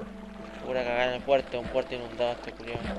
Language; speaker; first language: Spanish; native; Spanish